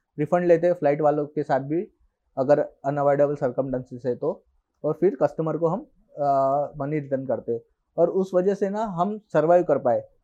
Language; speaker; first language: Hindi; non-native, local second language; Marathi